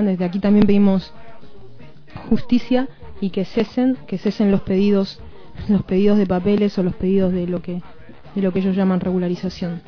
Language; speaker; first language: Spanish; native; Spanish